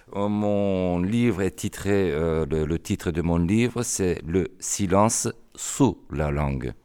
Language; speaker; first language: French; non-native, fluent; Turkish